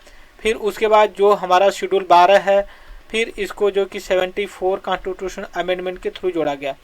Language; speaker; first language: Hindi; native; Hindi